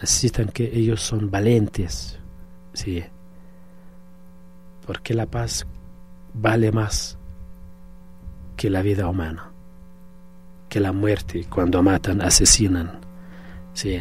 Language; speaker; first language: Spanish; non-native, fluent; Arabic